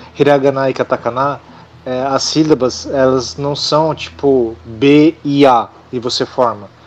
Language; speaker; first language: Portuguese; native; Portuguese